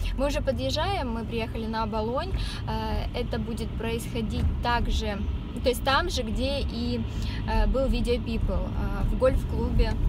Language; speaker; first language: Russian; native; Russian